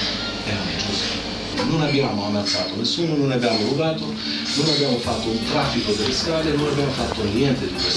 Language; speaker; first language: Italian; non-native, fluent; Albanian